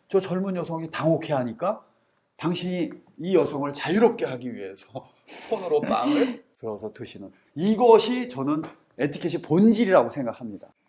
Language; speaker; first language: Korean; native; Korean